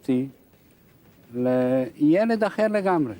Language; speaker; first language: Hebrew; non-native, fluent; Hungarian